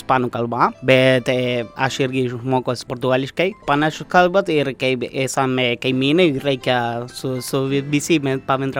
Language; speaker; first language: Lithuanian; non-native, learner; Spanish